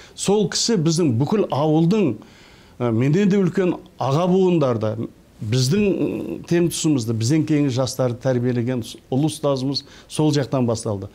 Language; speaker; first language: Kazakh; early bilingual, heritage; Kazakh